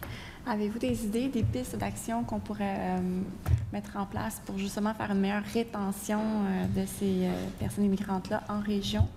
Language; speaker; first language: French; native; French